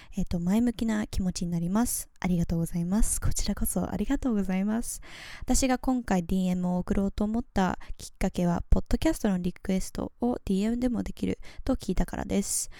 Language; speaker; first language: Japanese; early bilingual, heritage; Japanese